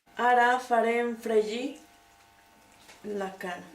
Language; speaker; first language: Catalan; non-native, learner; Spanish